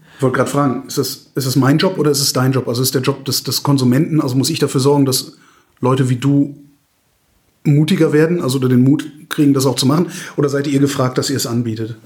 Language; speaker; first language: German; native; German